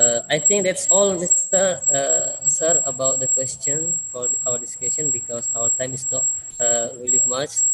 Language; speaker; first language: English; non-native, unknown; Indonesian